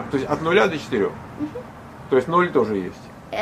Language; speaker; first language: Russian; native; Russian